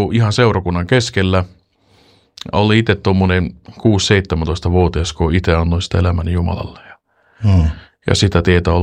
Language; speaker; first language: Finnish; early bilingual, heritage; Finnish